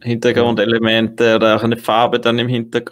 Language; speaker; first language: German; native; German